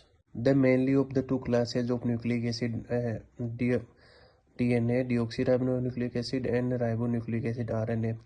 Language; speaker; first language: English; non-native, learner; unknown